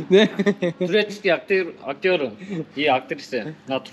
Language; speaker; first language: Russian; non-native, local second language; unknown